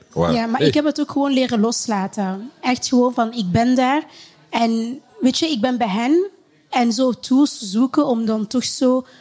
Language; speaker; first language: Dutch; early bilingual, other home language; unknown